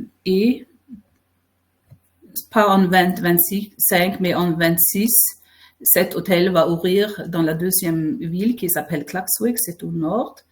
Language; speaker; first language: French; non-native, fluent; Faroese